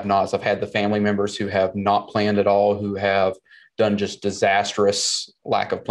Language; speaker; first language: English; native; English